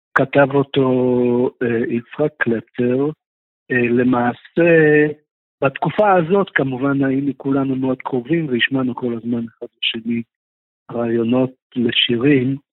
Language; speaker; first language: Hebrew; non-native, fluent; Russian